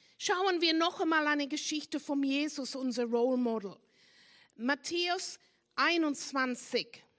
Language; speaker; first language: German; non-native, fluent; English